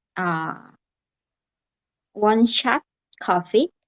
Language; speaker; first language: English; non-native, learner; Korean